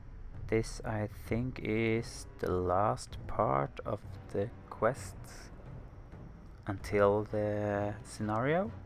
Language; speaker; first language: English; non-native, fluent; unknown